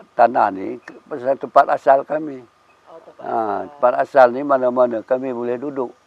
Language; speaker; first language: Malay; non-native, local second language; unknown